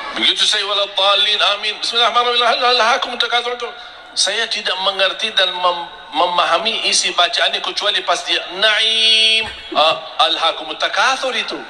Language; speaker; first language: Indonesian; non-native, fluent; Arabic